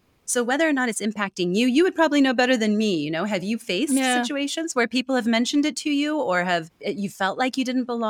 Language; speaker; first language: English; native; English